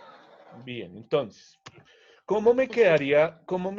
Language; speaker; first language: Spanish; native; Spanish